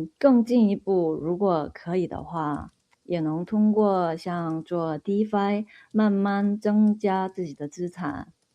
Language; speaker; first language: Chinese; non-native, fluent; Korean